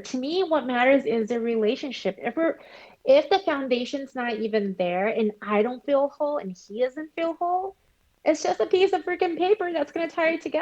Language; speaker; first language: English; early bilingual, other home language; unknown